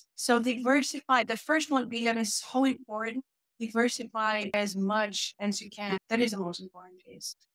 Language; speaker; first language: English; non-native, fluent; Portuguese